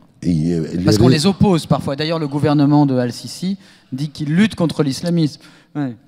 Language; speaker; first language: French; native; French